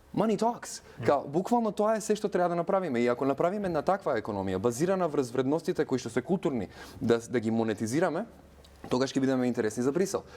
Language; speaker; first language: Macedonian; non-native, local second language; Albanian